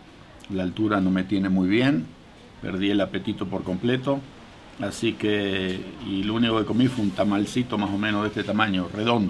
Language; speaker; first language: Spanish; native; Spanish